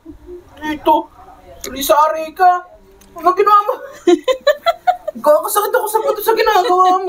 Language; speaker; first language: Filipino; native; Filipino